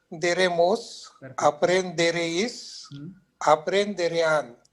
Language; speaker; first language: Spanish; non-native, learner; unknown